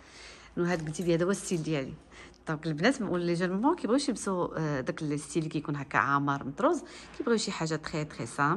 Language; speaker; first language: Arabic; native; Arabic